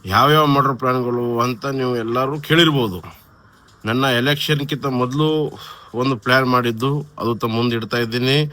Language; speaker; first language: Kannada; non-native, local second language; Lambadi